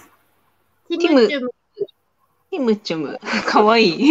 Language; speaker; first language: Japanese; native; Japanese